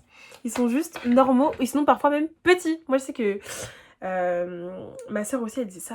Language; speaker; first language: French; native; French